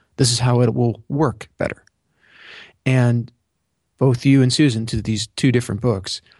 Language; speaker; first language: English; native; English